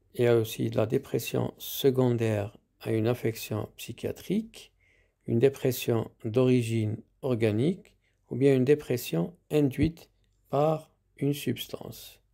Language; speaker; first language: French; non-native, local second language; Arabic